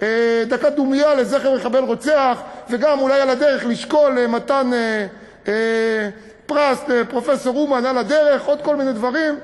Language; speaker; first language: Hebrew; native; Hebrew